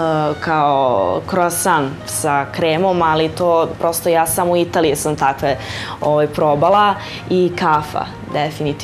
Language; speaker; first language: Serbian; early bilingual, heritage; Serbian